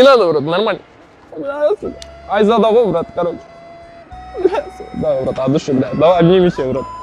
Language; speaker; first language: Russian; non-native, local second language; Kazakh